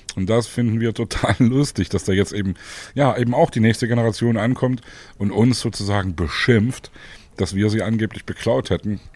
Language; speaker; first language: German; native; German